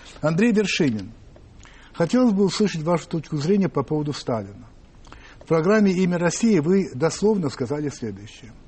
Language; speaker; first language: Russian; non-native, fluent; French